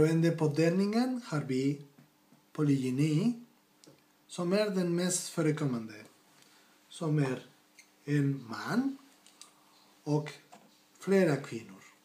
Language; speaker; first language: Swedish; non-native, fluent; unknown